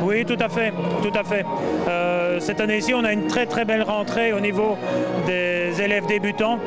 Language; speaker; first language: French; native; French